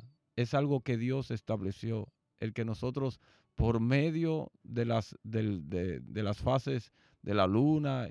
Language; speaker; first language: Spanish; native; Spanish